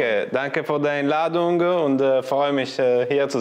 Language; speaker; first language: German; non-native, learner; Italian